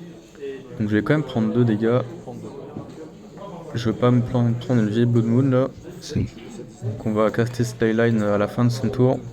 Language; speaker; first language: French; native; French